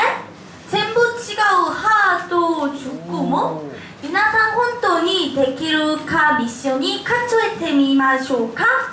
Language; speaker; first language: Japanese; non-native, learner; Korean